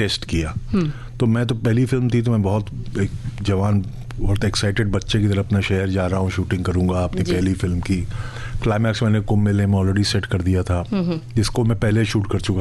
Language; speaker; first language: Hindi; native; Hindi